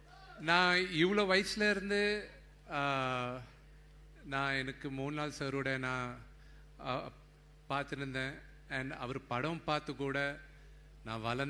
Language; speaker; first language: Tamil; non-native, fluent; Telugu